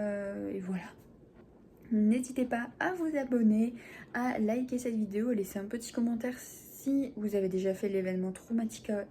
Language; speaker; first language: French; native; French